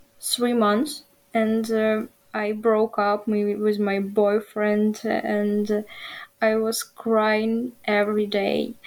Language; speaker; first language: English; non-native, learner; Ukrainian